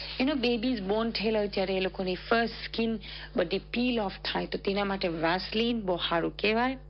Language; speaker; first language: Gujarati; early bilingual, heritage; Gujarati